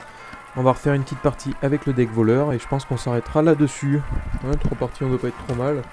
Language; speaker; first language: French; native; French